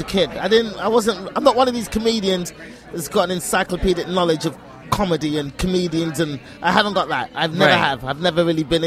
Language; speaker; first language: English; native; English